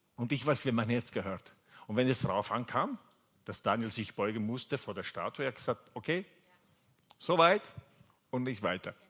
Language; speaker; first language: German; non-native, fluent; Italian